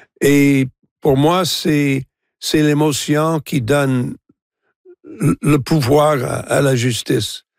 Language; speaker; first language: French; non-native, local second language; English